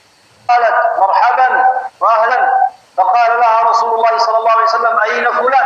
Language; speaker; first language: Arabic; non-native, fluent; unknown